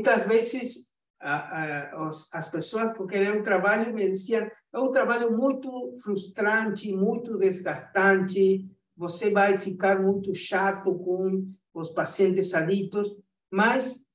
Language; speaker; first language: Portuguese; non-native, fluent; Spanish